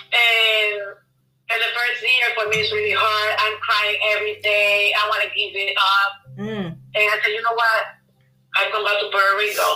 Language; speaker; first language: English; non-native, learner; Spanish